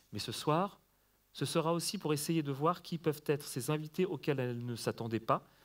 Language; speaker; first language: French; native; French